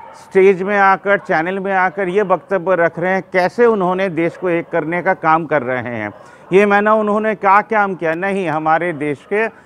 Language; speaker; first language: Hindi; non-native, local second language; Bangla